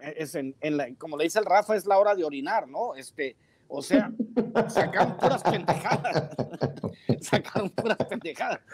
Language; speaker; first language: Spanish; native; Spanish